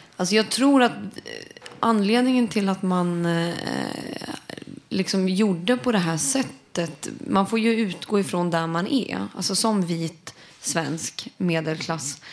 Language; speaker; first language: Swedish; native; Swedish